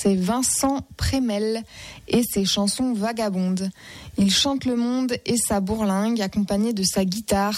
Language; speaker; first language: French; native; French